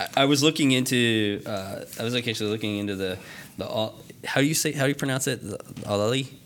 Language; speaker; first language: English; native; English